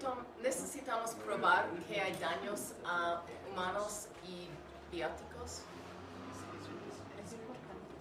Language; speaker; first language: Spanish; non-native, learner; English